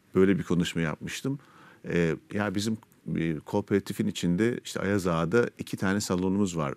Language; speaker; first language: Turkish; native; Turkish